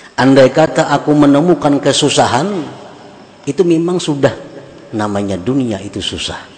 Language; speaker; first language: Indonesian; non-native, local second language; Banjar